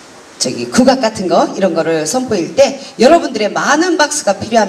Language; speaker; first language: Korean; native; Korean